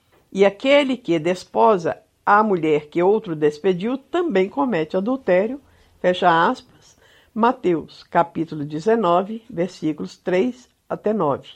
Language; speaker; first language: Portuguese; native; Portuguese